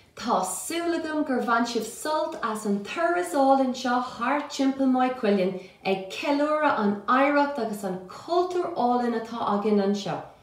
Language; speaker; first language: Irish; native; Irish